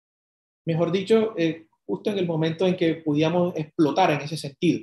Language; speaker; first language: Spanish; native; Spanish